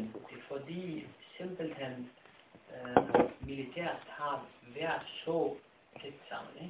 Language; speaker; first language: Danish; non-native, fluent; Arabic